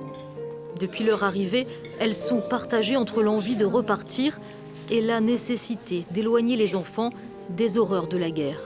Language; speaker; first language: French; native; French